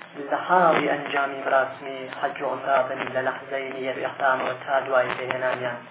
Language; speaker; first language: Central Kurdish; native; Central Kurdish